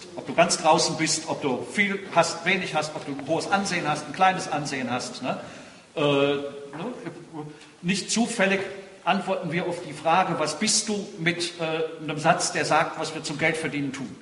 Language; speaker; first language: German; native; German